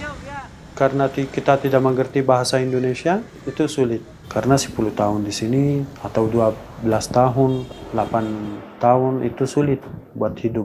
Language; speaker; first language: Indonesian; non-native, learner; Persian